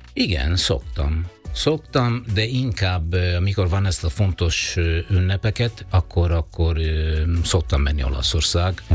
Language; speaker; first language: Hungarian; non-native, learner; Italian